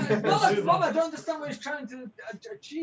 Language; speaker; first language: English; native; English